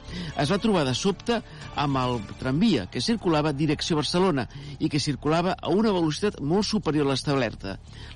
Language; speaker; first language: Catalan; native; Catalan